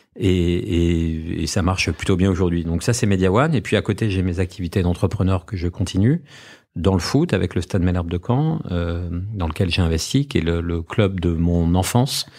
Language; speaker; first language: French; native; French